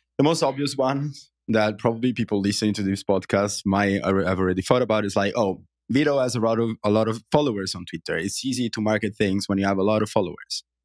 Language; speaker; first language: English; non-native, fluent; Italian